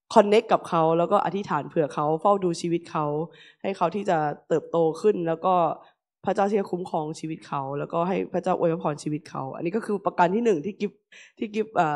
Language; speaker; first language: Thai; native; Thai